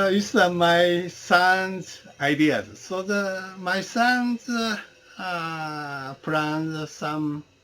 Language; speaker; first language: English; non-native, learner; Japanese